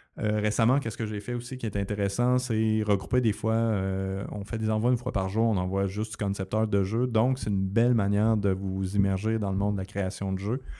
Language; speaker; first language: French; native; French